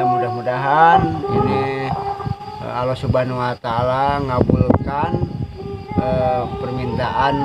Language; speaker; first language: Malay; non-native, local second language; Sundanese